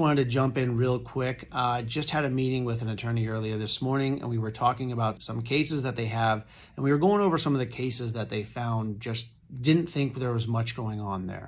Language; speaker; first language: English; native; English